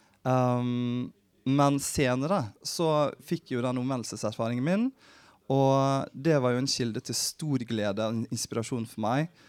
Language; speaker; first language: Norwegian; early bilingual, heritage; Norwegian